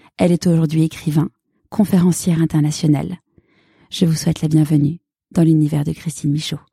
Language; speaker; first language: French; native; French